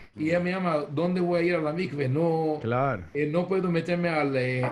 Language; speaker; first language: Spanish; non-native, fluent; Hebrew